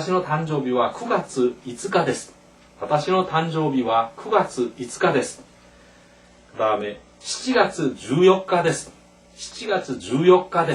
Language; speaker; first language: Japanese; non-native, fluent; Korean